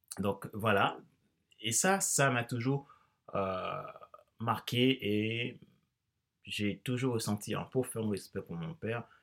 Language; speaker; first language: French; non-native, local second language; Haitian Creole